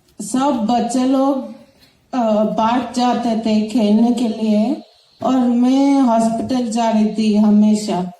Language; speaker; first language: Hindi; non-native, local second language; Telugu